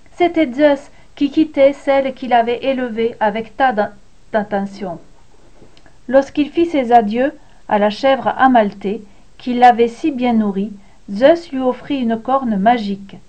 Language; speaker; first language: French; native; French